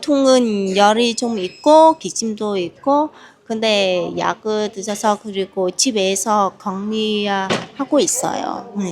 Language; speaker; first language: Korean; non-native, learner; Vietnamese